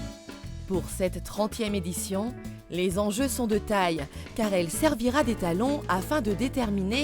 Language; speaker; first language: French; native; French